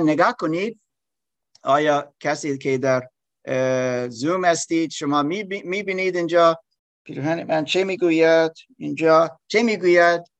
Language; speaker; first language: Persian; non-native, learner; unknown